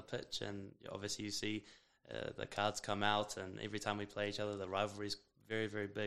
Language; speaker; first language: English; native; English